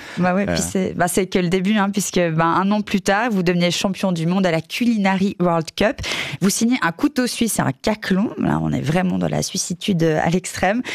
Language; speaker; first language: French; native; French